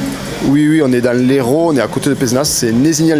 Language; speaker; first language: French; native; French